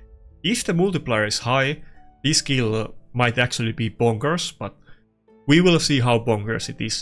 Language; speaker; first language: English; non-native, fluent; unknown